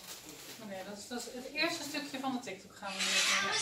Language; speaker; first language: Dutch; native; Dutch